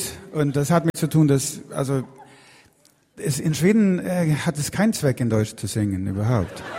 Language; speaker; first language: German; non-native, fluent; Swedish